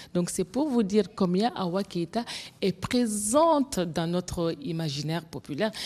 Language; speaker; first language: French; non-native, local second language; Bambara